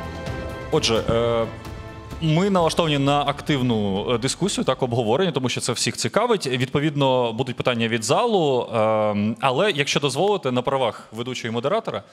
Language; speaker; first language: Ukrainian; native; Ukrainian